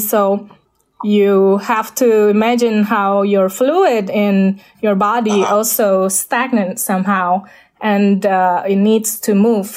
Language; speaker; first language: English; non-native, fluent; Indonesian